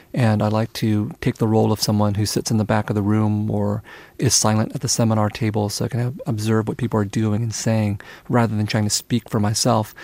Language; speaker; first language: English; early bilingual, other home language; Vietnamese